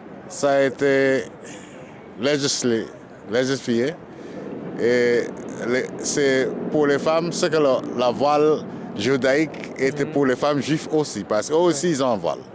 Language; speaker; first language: French; non-native, fluent; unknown